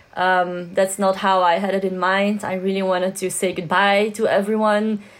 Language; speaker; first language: English; non-native, fluent; Dutch